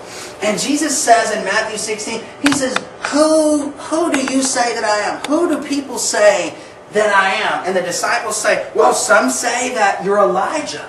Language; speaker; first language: English; native; English